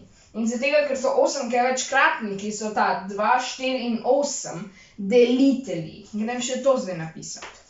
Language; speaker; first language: Slovenian; native; Slovenian